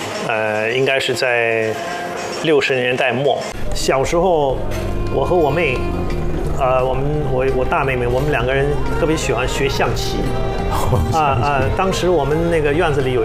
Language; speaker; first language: Chinese; early bilingual, other home language; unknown